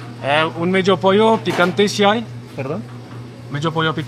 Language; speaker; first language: Spanish; non-native, learner; French